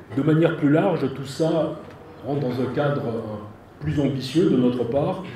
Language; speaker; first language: French; native; French